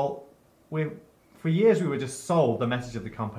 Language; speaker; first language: English; native; English